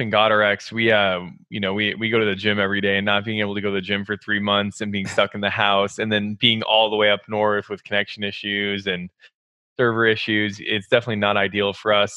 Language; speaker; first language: English; native; English